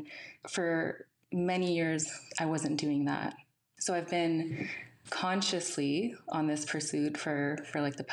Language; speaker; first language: English; native; English